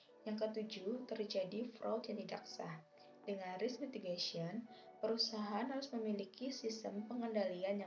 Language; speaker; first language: Indonesian; native; Indonesian